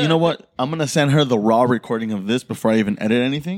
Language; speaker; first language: English; early bilingual, other home language; Spanish